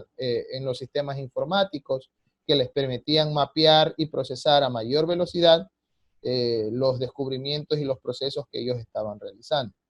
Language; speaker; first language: Spanish; native; Spanish